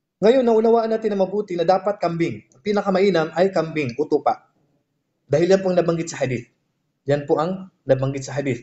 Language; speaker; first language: Filipino; native; Filipino